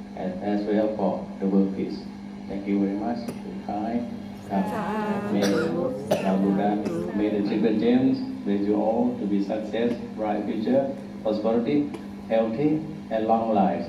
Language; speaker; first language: English; non-native, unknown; Thai